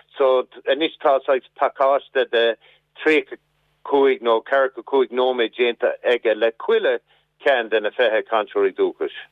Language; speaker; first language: Irish; non-native, local second language; English